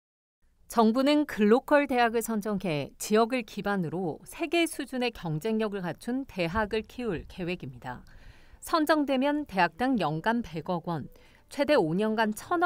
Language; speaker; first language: Korean; native; Korean